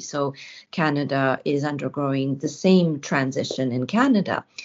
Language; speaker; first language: English; early bilingual, other home language; Ukrainian